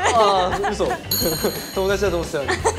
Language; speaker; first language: Japanese; native; Japanese